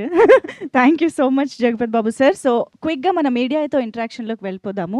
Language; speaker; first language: Telugu; native; Telugu